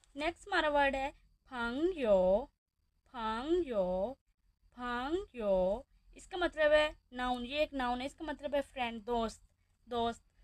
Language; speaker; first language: Urdu; native; Urdu